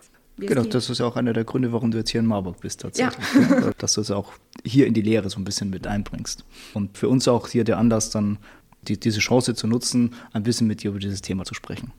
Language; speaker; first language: German; native; German